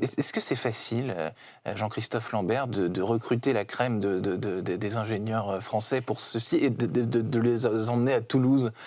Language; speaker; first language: French; native; French